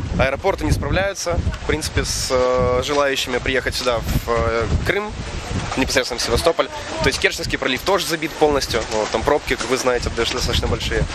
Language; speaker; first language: Russian; native; Russian